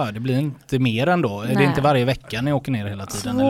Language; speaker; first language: Swedish; native; Swedish